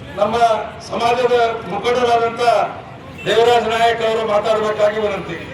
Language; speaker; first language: Kannada; non-native, local second language; Lambadi